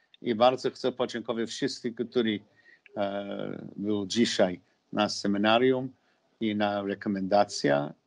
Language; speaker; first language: Polish; non-native, learner; English